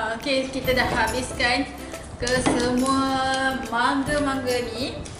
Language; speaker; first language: Malay; native; Malay